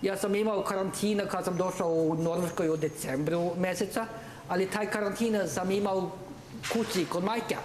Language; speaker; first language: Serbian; non-native, learner; Norwegian